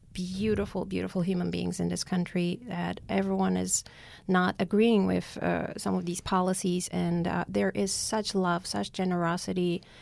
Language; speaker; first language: English; non-native, fluent; Armenian